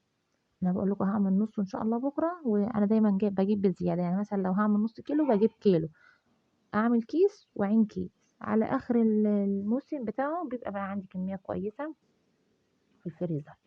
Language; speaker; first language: Arabic; native; Arabic